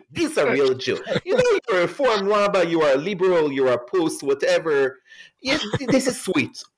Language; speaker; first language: English; non-native, fluent; Hebrew